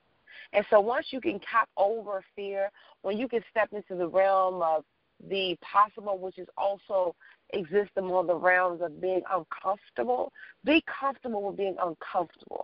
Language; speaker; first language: English; native; English